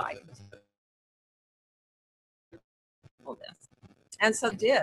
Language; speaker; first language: English; native; English